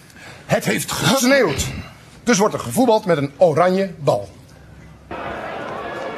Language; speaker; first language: Dutch; native; Dutch